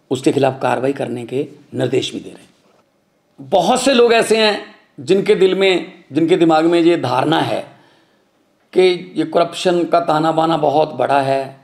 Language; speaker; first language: Hindi; non-native, local second language; Punjabi